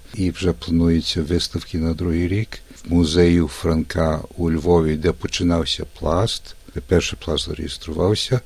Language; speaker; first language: Ukrainian; early bilingual, heritage; Ukrainian